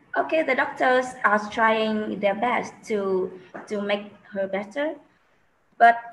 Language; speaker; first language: English; non-native, learner; Vietnamese